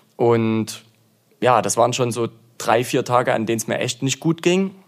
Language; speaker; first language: German; native; German